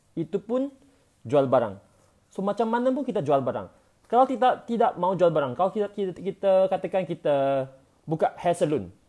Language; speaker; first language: Malay; non-native, local second language; Chinese